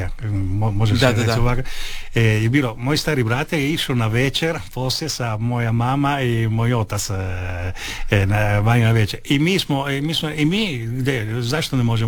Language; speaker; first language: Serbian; non-native, learner; Italian